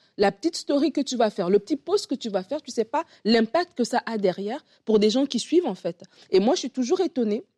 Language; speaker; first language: French; native; French